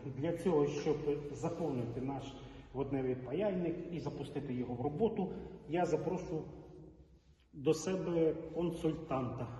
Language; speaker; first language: Ukrainian; native; Ukrainian